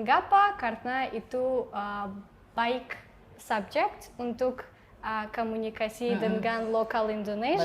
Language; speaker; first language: Indonesian; non-native, learner; Tajik